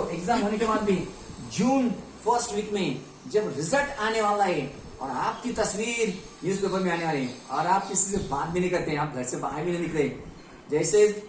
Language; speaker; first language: Hindi; non-native, local second language; Marathi